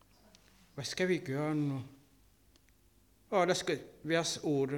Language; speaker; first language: Danish; non-native, learner; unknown